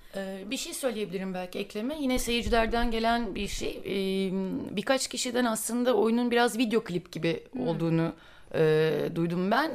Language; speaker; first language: Turkish; native; Turkish